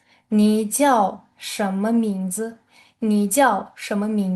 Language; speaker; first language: Chinese; non-native, fluent; Uzbek